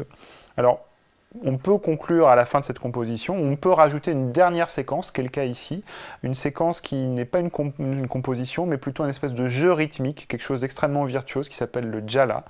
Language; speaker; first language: French; native; French